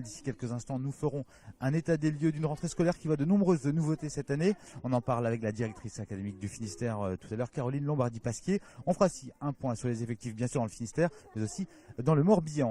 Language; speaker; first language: French; native; French